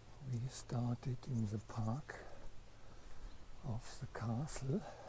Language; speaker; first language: English; non-native, fluent; German